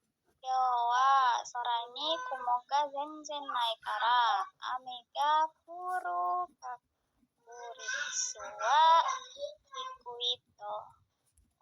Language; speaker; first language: Japanese; non-native, learner; Indonesian